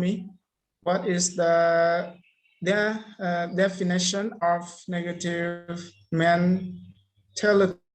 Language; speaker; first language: English; non-native, learner; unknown